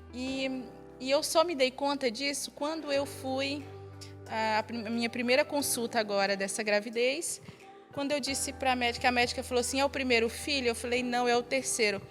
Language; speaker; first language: Portuguese; native; Portuguese